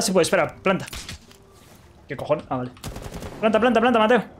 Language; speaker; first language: Spanish; native; Spanish